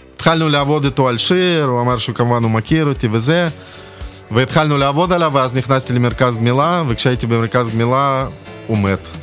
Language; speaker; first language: Hebrew; early bilingual, other home language; Russian